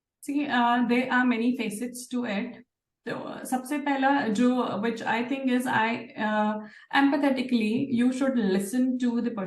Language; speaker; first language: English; non-native, local second language; Hindi